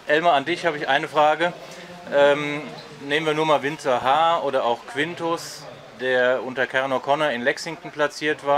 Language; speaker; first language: German; native; German